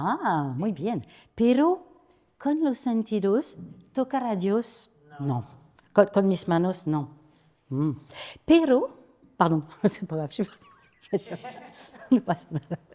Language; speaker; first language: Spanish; non-native, learner; French